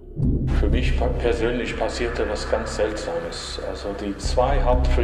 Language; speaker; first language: German; non-native, fluent; English